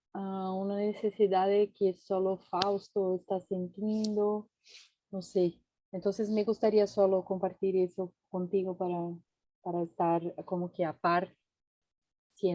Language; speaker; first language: Spanish; non-native, fluent; Portuguese